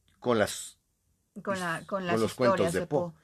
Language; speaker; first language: Spanish; native; Spanish